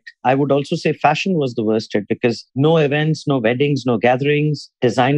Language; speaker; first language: English; non-native, local second language; Urdu